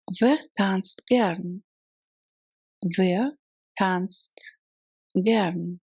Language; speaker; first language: German; non-native, fluent; Russian